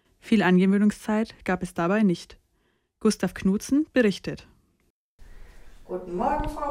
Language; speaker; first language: German; native; German